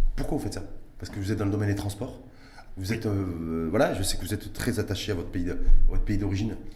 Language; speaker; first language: French; non-native, local second language; Arabic